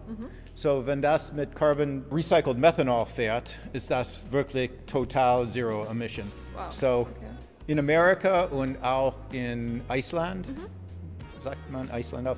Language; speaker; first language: German; non-native, fluent; English